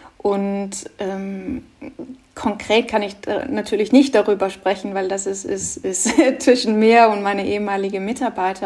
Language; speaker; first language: German; non-native, fluent; Danish